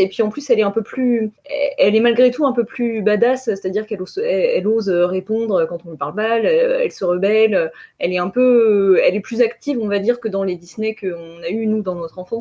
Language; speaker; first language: French; native; French